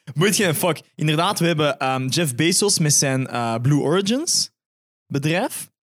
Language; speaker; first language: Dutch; native; Dutch